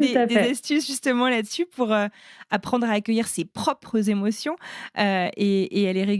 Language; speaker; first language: French; native; French